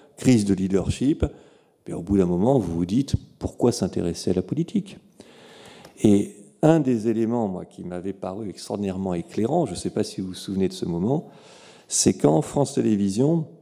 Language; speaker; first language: French; native; French